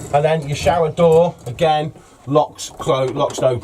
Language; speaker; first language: English; native; English